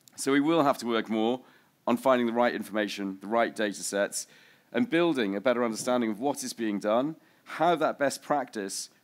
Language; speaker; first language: English; native; English